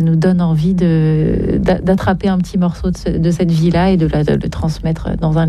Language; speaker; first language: French; native; French